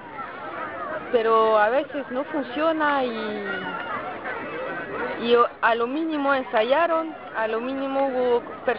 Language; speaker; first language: Spanish; non-native, fluent; French